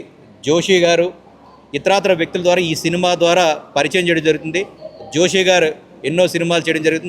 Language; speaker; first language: Telugu; native; Telugu